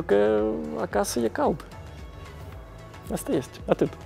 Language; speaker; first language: Romanian; non-native, local second language; Russian